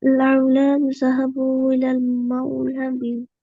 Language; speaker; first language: Arabic; non-native, learner; Bangla